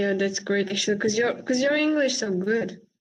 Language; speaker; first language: English; non-native, fluent; Uzbek